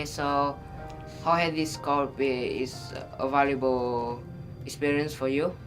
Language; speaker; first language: English; non-native, learner; Vietnamese